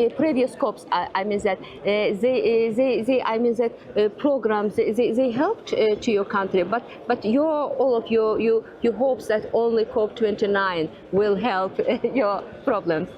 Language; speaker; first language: English; non-native, learner; Azerbaijani